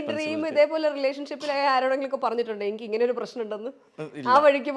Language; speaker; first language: Malayalam; native; Malayalam